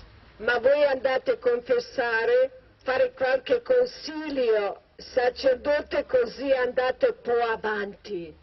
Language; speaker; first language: Italian; non-native, learner; Croatian